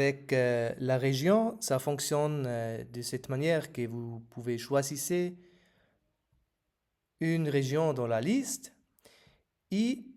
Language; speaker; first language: French; non-native, fluent; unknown